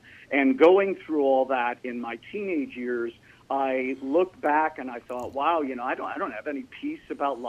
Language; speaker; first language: English; native; English